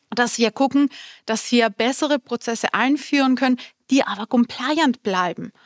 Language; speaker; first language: German; non-native, fluent; Spanish